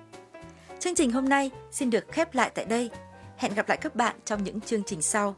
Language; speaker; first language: Vietnamese; native; Vietnamese